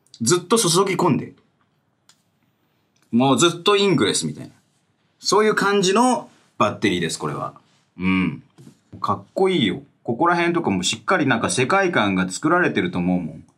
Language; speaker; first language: Japanese; native; Japanese